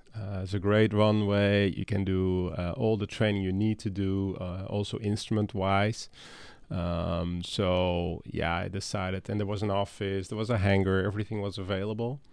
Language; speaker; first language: English; non-native, fluent; Dutch